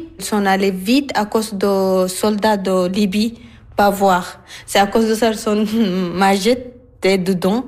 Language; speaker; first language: French; non-native, learner; Arabic